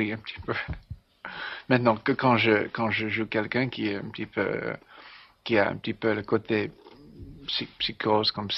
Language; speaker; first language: French; non-native, learner; English